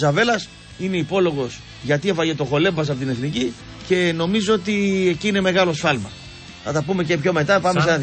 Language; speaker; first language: Greek; native; Greek